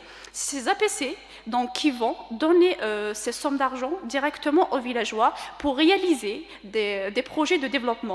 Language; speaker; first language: French; non-native, local second language; Kabyle